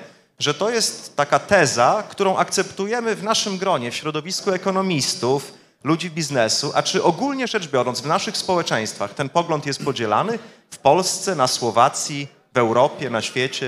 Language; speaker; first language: Polish; native; Polish